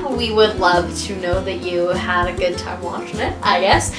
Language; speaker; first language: English; native; English